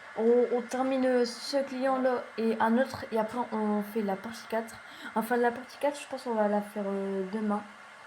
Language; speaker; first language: French; native; French